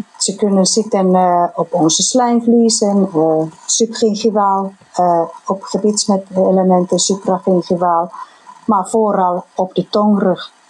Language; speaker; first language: Dutch; non-native, fluent; Finnish